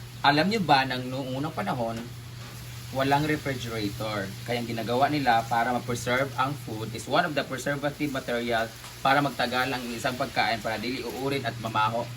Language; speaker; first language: Filipino; non-native, local second language; Cebuano